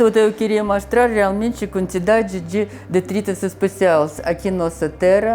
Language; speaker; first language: Portuguese; non-native, fluent; Russian